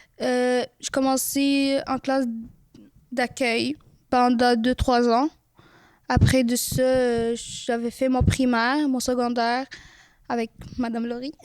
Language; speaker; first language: French; early bilingual, other home language; Arabic